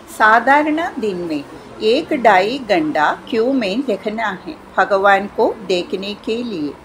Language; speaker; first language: Hindi; non-native, local second language; Malayalam